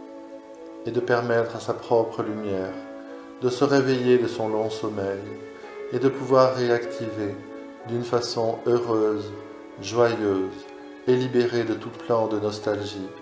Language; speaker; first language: French; native; French